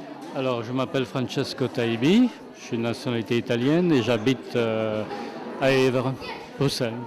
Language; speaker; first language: French; non-native, fluent; Italian